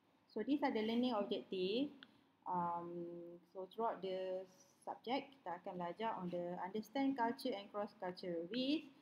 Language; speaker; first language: English; non-native, local second language; Malay